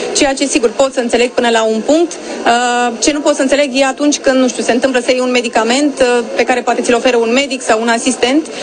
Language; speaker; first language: Romanian; native; Romanian